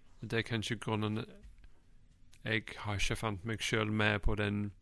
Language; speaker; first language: Norwegian; non-native, fluent; English